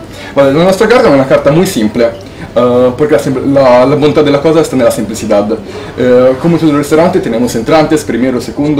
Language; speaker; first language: Spanish; non-native, fluent; Italian